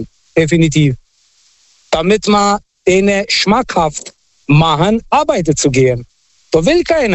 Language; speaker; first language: German; non-native, fluent; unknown